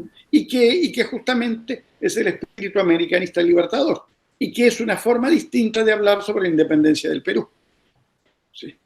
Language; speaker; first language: Spanish; native; Spanish